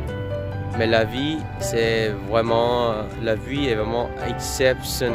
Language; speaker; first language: French; non-native, fluent; Vietnamese